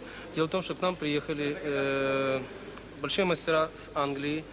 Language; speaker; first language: Russian; native; Russian